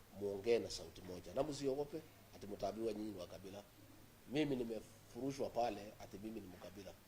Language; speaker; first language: Swahili; non-native, local second language; Kikuyu